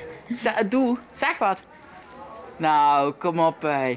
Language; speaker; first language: Dutch; native; Dutch